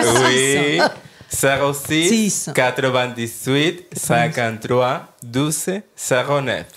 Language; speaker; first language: French; non-native, learner; Spanish